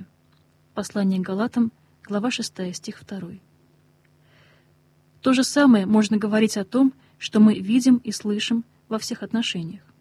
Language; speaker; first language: Russian; native; Russian